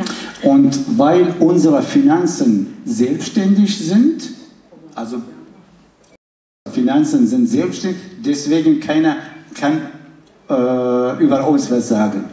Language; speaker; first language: German; non-native, fluent; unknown